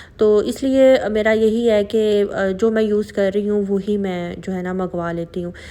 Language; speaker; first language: Urdu; native; Urdu